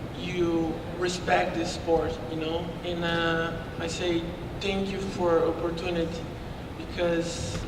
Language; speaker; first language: English; non-native, learner; Portuguese